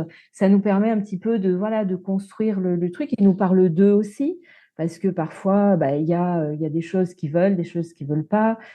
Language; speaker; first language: French; native; French